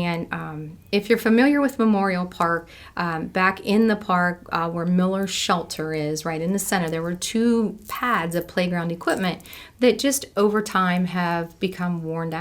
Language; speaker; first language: English; native; English